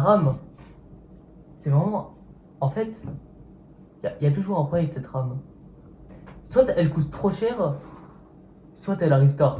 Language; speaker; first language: French; native; French